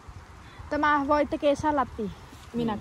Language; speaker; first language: Finnish; non-native, learner; Thai